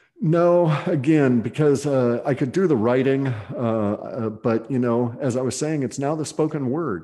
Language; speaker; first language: English; native; English